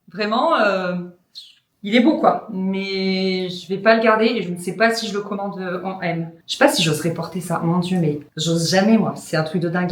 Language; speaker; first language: French; native; French